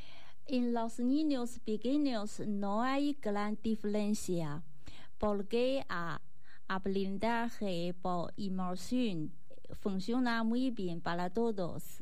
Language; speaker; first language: Spanish; non-native, learner; Chinese